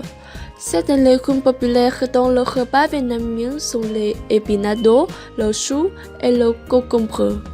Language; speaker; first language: French; non-native, learner; Vietnamese